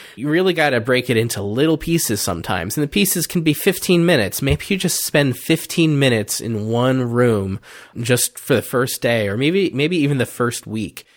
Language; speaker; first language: English; native; English